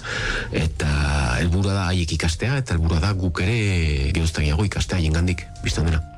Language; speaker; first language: Basque; native; Basque